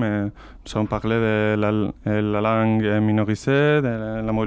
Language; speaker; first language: French; non-native, learner; Spanish